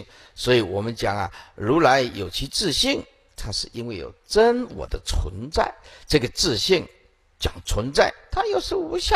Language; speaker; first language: Chinese; native; Chinese